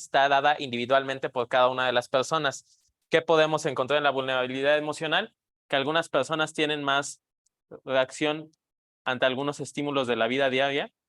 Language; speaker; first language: Spanish; native; Spanish